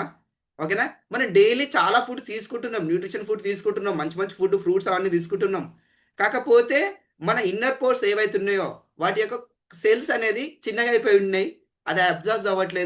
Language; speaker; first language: Telugu; native; Telugu